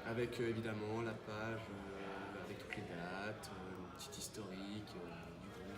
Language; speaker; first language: French; native; French